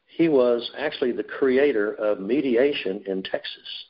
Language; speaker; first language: English; native; English